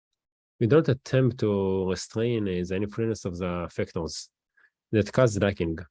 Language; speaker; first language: English; non-native, learner; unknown